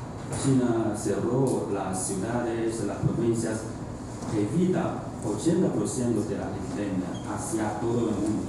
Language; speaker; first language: Spanish; non-native, fluent; Chinese